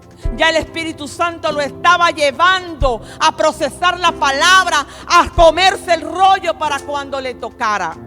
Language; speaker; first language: Spanish; native; Spanish